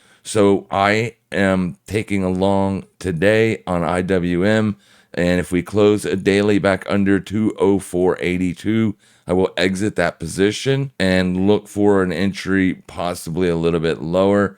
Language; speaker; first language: English; native; English